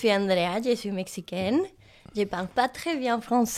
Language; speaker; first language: French; non-native, learner; Spanish